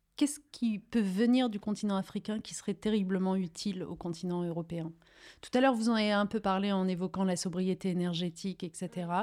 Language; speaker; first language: French; early bilingual, other home language; Riffian